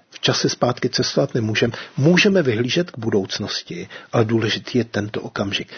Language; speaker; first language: Czech; native; Czech